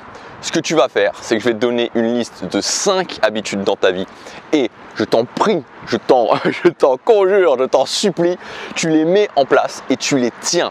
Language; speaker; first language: French; native; French